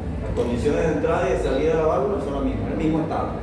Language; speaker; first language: Spanish; native; Spanish